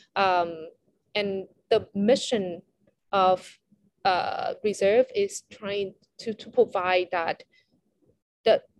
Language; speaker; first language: English; non-native, fluent; Vietnamese